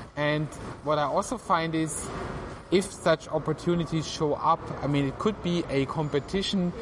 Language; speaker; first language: English; non-native, fluent; German